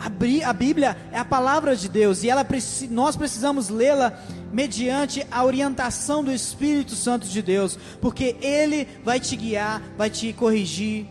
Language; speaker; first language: Portuguese; native; Portuguese